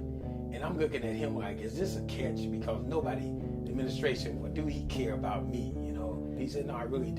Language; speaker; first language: English; native; English